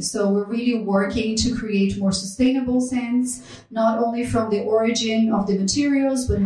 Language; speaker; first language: English; non-native, fluent; Portuguese